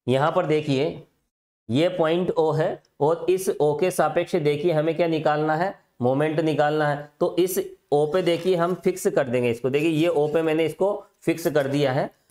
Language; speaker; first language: Hindi; native; Hindi